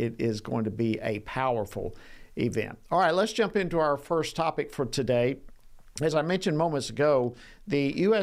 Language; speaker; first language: English; native; English